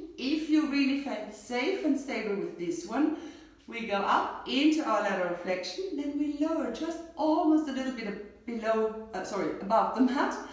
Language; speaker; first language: English; non-native, fluent; German